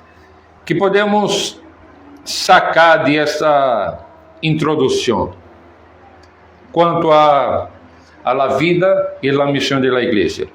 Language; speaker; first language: Spanish; non-native, fluent; Portuguese